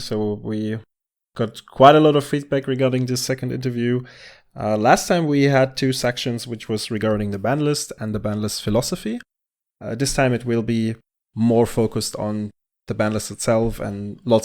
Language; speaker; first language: English; non-native, fluent; German